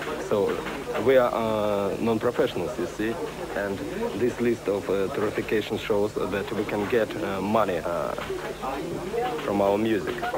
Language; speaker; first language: English; non-native, fluent; Russian